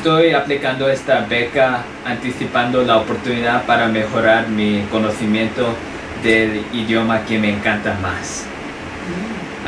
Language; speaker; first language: Spanish; non-native, fluent; English